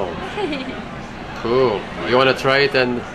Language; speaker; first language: English; non-native, fluent; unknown